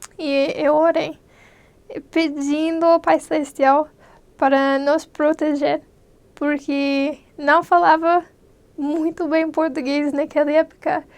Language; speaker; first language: Portuguese; non-native, fluent; English